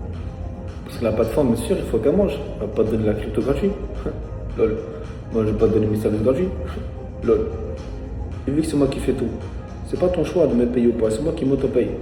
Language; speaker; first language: French; non-native, local second language; Arabic